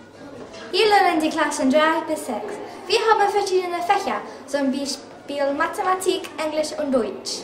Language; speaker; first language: German; non-native, learner; English